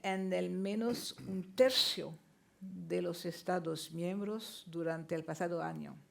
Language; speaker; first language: Spanish; non-native, fluent; French